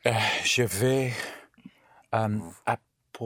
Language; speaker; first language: French; non-native, learner; English